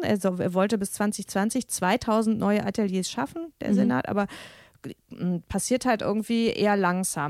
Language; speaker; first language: German; native; German